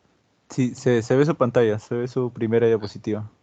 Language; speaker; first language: Spanish; native; Spanish